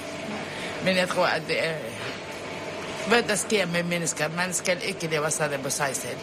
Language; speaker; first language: Danish; non-native, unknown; Arabic